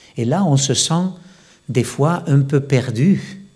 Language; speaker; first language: French; non-native, fluent; Spanish